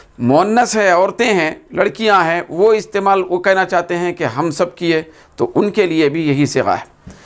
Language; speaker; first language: Urdu; native; Urdu